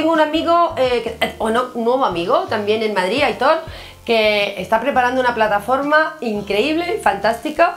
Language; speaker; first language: Spanish; native; Spanish